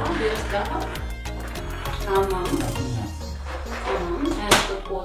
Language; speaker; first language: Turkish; non-native, learner; Indonesian